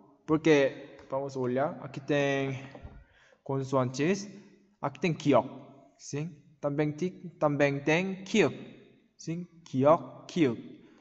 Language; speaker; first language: Portuguese; non-native, learner; Korean